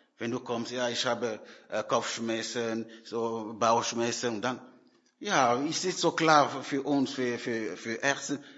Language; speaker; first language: German; non-native, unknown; French